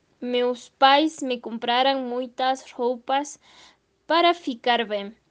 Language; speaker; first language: Portuguese; non-native, learner; Spanish